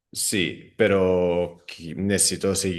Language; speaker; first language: Spanish; non-native, fluent; Dutch